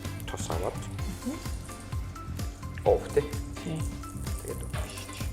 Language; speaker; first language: Mongolian; non-native, learner; Japanese